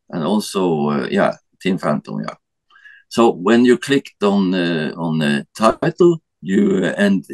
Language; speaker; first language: English; non-native, learner; Norwegian